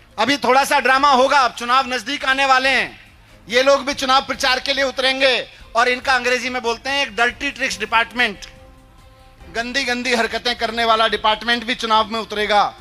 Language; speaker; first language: Hindi; native; Hindi